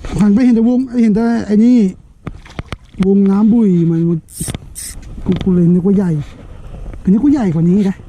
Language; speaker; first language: Thai; non-native, local second language; Northeastern Thai